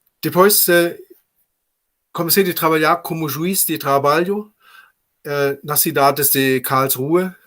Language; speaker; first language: Portuguese; non-native, fluent; German